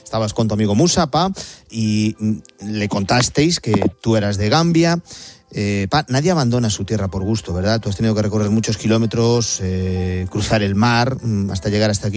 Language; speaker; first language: Spanish; native; Spanish